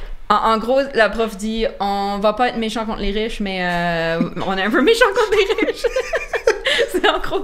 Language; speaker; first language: French; native; French